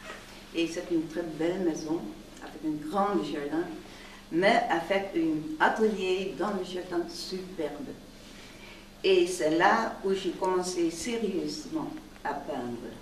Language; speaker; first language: French; non-native, fluent; Dutch